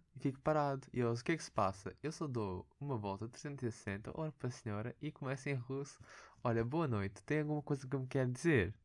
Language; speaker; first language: Portuguese; early bilingual, other home language; Russian